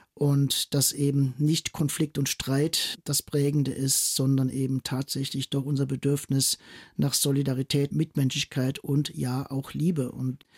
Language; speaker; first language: German; native; German